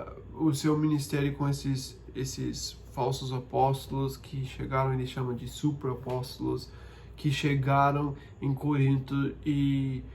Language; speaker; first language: Portuguese; non-native, fluent; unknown